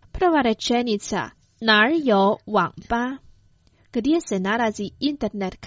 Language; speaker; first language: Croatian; non-native, fluent; Chinese